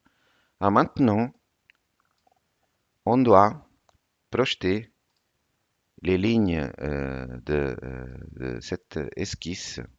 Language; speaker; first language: French; non-native, fluent; Italian